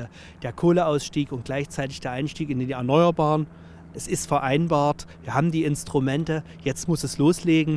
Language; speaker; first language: German; native; German